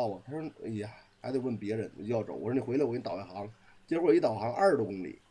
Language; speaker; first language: Chinese; native; Chinese